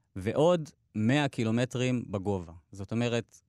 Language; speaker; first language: Hebrew; native; Hebrew